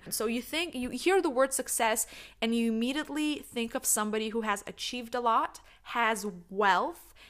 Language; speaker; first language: English; non-native, fluent; Lithuanian